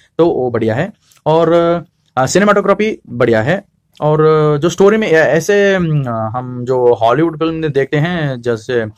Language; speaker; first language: Hindi; non-native, local second language; Kannada